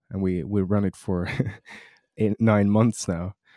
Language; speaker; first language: English; non-native, fluent; Swedish